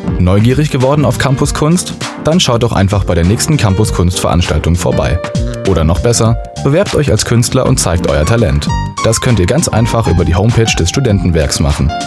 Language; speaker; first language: German; native; German